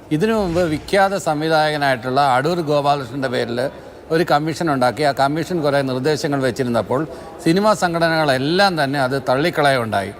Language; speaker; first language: Malayalam; native; Malayalam